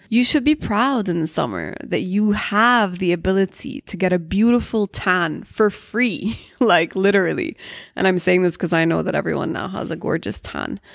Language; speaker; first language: English; early bilingual, other home language; Arabic